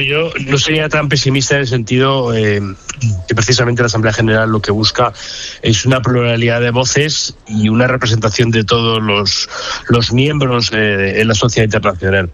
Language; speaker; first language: Spanish; native; Spanish